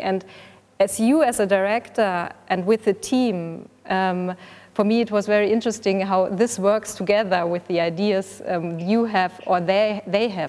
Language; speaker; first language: English; non-native, fluent; German